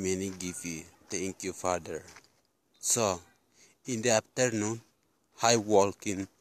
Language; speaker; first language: English; non-native, learner; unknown